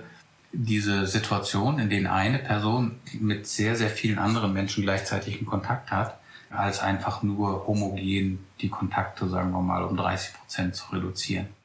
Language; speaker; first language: German; native; German